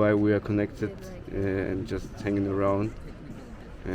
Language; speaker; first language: English; non-native, fluent; German